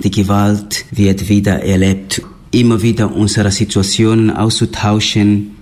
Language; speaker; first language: German; non-native, fluent; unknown